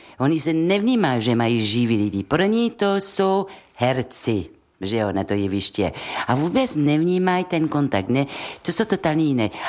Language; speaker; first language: Czech; non-native, fluent; French